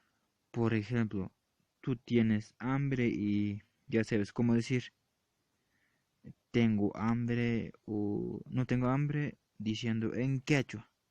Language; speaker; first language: Spanish; non-native, local second language; Quechua